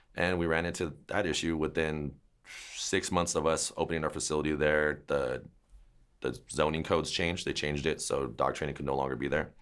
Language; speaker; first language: English; native; English